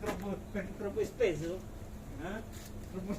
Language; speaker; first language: Italian; non-native, learner; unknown